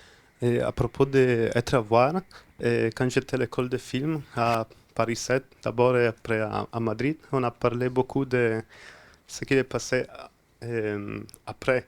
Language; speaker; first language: French; non-native, fluent; Spanish